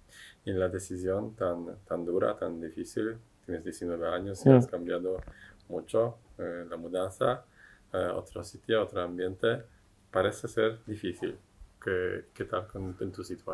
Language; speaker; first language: Spanish; non-native, fluent; Polish